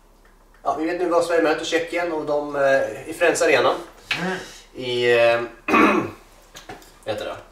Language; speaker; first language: Swedish; native; Swedish